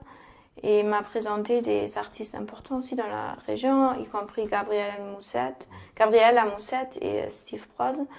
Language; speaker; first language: French; non-native, fluent; German